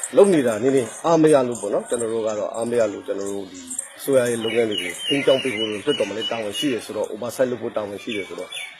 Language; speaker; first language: Burmese; native; Burmese